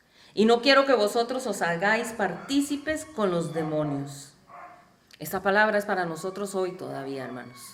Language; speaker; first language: Spanish; native; Spanish